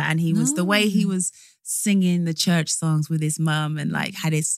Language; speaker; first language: English; native; English